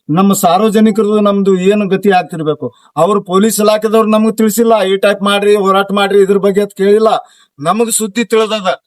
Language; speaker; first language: Kannada; native; Kannada